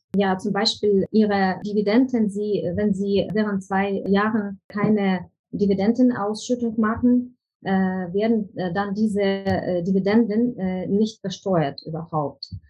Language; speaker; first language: German; non-native, fluent; Ukrainian